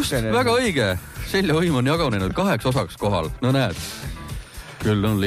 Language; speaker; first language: Estonian; native; Estonian